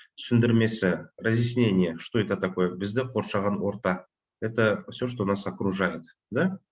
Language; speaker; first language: Russian; non-native, local second language; Kazakh